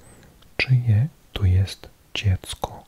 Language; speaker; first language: Polish; non-native, learner; English